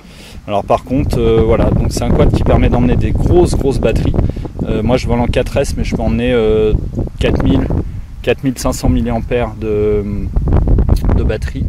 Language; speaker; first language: French; native; French